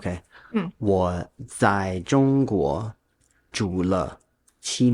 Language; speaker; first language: Chinese; non-native, learner; English